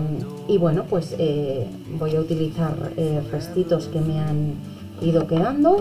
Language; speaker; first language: Spanish; native; Spanish